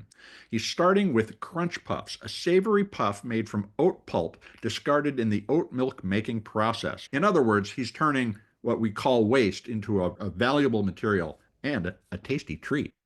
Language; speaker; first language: English; native; English